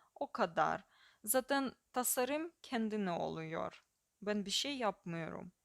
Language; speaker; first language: Turkish; non-native, fluent; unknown